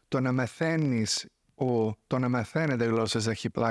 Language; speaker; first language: Greek; non-native, fluent; English